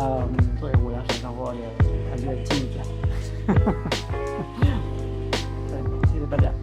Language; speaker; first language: Chinese; non-native, learner; Spanish